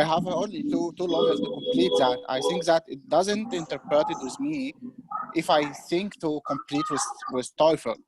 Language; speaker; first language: English; non-native, learner; Arabic